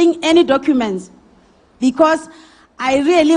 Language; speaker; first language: English; non-native, local second language; Northern Sotho